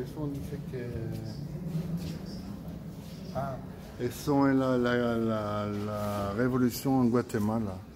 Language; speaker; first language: Spanish; non-native, learner; French